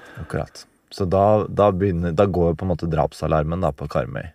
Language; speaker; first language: Norwegian; native; Norwegian